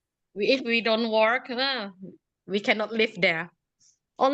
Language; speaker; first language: English; non-native, learner; Indonesian